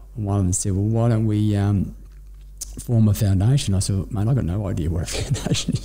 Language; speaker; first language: English; native; English